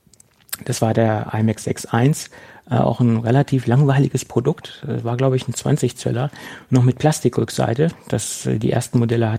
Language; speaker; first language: German; native; German